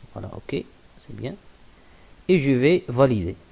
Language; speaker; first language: French; non-native, local second language; Arabic